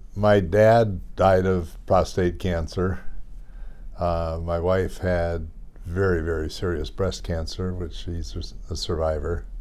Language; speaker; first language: English; native; English